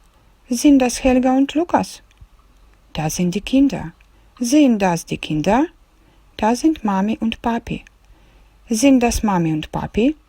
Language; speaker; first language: German; non-native, fluent; Russian